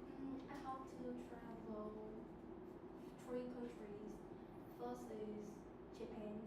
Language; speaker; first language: English; non-native, learner; Vietnamese